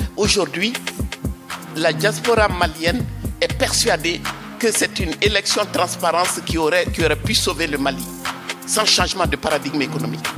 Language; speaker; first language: French; non-native, local second language; Bambara